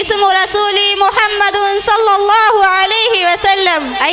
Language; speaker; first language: Arabic; non-native, learner; Urdu